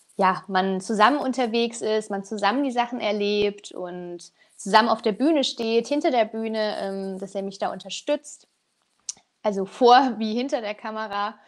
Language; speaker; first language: German; native; German